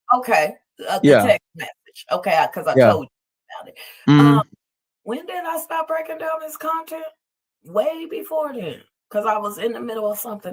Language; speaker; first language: English; native; English